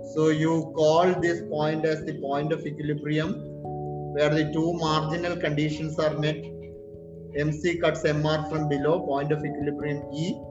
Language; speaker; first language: English; non-native, local second language; Malayalam